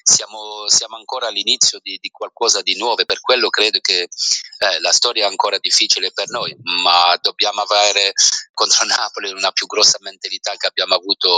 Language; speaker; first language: Italian; early bilingual, heritage; French